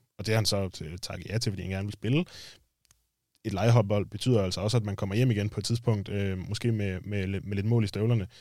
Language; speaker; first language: Danish; native; Danish